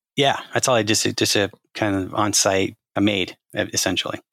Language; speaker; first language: English; native; English